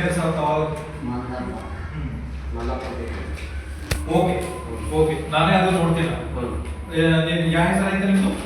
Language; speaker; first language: Kannada; non-native, local second language; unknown